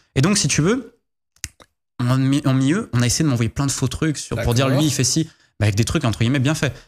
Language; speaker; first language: French; native; French